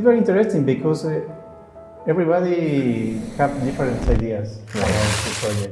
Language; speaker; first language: English; non-native, learner; Spanish